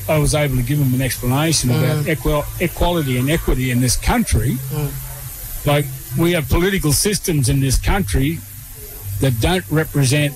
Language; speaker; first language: English; native; English